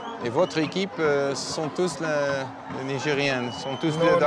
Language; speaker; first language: French; non-native, fluent; Dutch